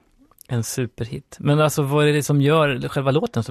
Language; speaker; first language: Swedish; native; Swedish